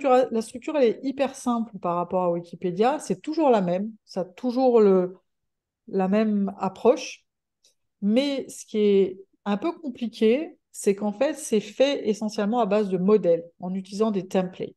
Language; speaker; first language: French; native; French